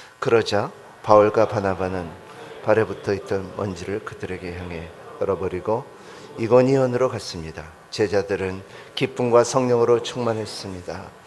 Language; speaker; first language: Korean; non-native, fluent; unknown